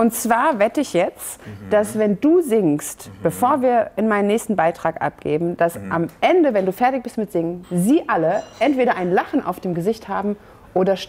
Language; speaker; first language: German; native; German